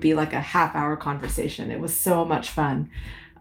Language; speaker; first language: English; early bilingual, other home language; Min Nan Chinese